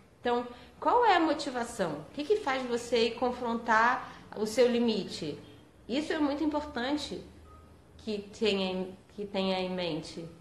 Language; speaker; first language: Portuguese; native; Portuguese